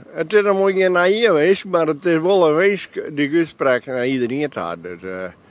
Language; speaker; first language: Dutch; non-native, local second language; Western Frisian